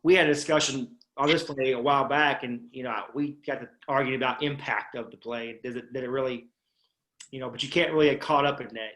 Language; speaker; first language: English; native; English